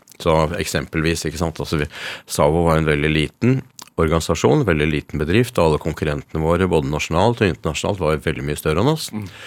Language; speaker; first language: Norwegian; early bilingual, other home language; Yiddish